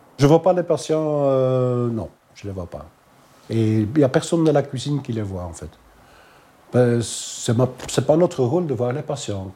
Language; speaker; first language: French; non-native, local second language; Dutch